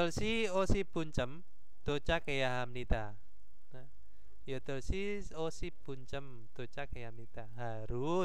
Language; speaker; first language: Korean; non-native, fluent; Indonesian